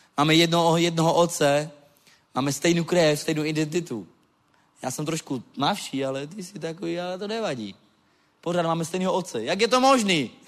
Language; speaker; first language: Czech; non-native, local second language; Romany